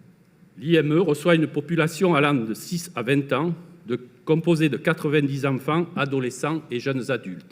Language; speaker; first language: French; native; French